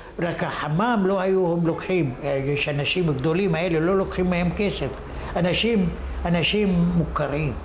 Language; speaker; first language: Hebrew; early bilingual, other home language; Arabic